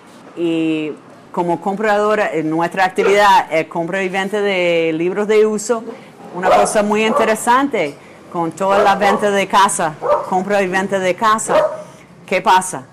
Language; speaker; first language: Spanish; non-native, fluent; English